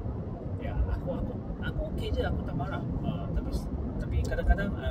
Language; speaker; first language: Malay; non-native, fluent; Korean